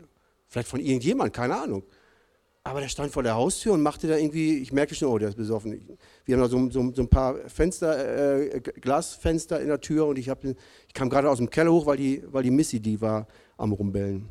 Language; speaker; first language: German; native; German